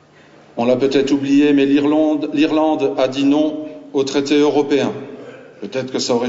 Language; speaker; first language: French; native; French